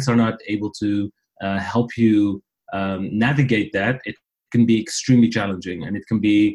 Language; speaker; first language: English; non-native, fluent; Riffian